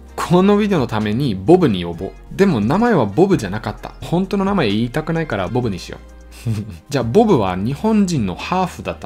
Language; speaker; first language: Japanese; non-native, learner; German